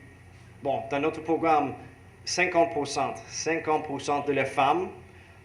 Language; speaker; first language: French; non-native, learner; English